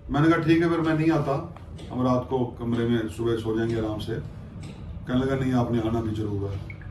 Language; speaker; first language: Hindi; non-native, local second language; Punjabi